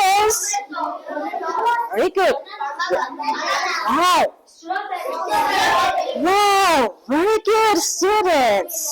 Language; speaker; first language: English; non-native, learner; Mongolian